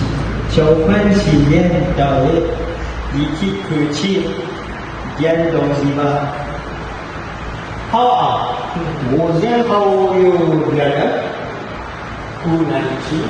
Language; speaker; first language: Chinese; non-native, learner; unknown